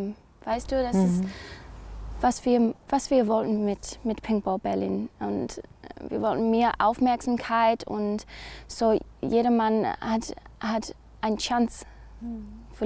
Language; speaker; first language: German; non-native, learner; English